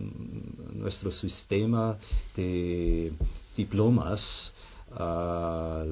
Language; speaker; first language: Spanish; non-native, fluent; German